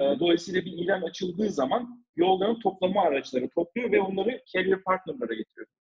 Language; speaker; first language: Turkish; early bilingual, heritage; Turkish